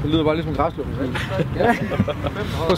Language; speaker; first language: Danish; native; Danish